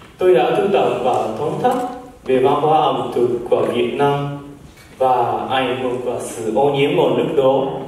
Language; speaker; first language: Vietnamese; non-native, learner; Japanese